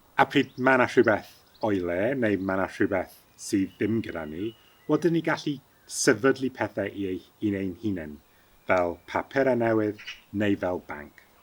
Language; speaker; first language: Welsh; early bilingual, heritage; Welsh